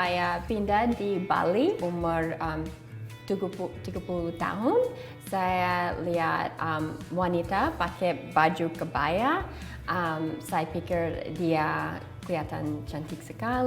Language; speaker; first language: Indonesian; non-native, learner; English